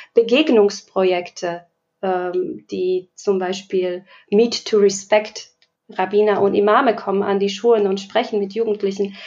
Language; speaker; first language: German; non-native, fluent; Slovak